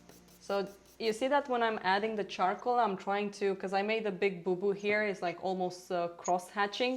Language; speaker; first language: English; non-native, fluent; Romanian